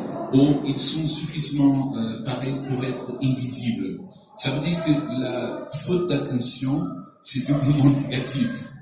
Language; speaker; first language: French; non-native, fluent; Portuguese